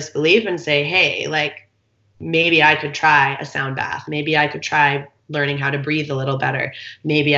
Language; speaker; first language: English; native; English